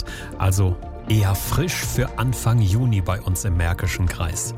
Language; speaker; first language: German; native; German